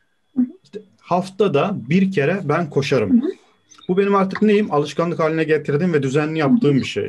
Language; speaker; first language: Turkish; native; Turkish